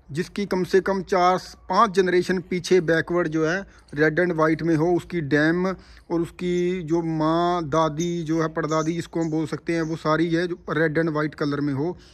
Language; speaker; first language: Hindi; non-native, local second language; Punjabi